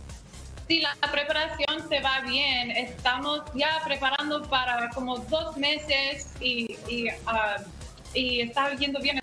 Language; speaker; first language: Spanish; early bilingual, heritage; English